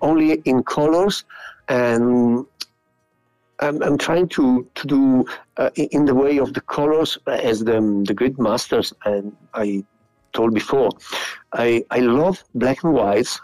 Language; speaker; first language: English; non-native, fluent; Italian